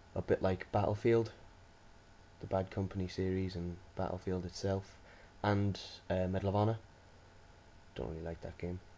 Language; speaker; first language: English; native; English